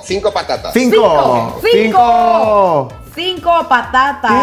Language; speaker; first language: Spanish; non-native, fluent; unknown